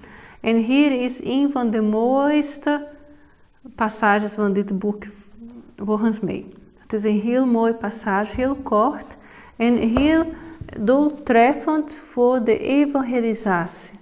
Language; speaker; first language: Dutch; non-native, fluent; Portuguese